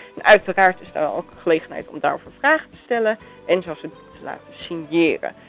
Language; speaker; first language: Dutch; native; Dutch